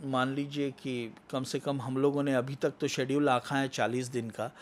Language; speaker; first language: Hindi; non-native, local second language; Marathi